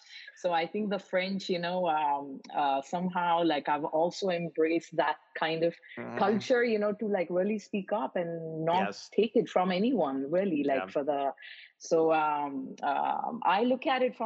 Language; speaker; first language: English; non-native, local second language; Marathi